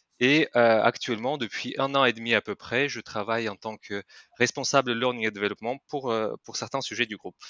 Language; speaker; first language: French; non-native, fluent; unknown